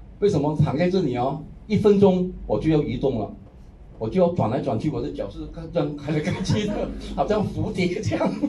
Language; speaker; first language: Chinese; non-native, local second language; Hakka Chinese